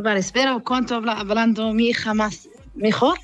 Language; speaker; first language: Spanish; non-native, learner; Arabic